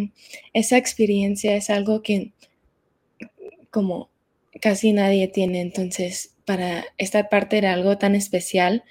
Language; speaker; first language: Spanish; early bilingual, heritage; Spanish